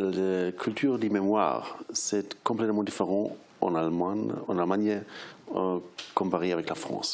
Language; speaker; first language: French; non-native, fluent; German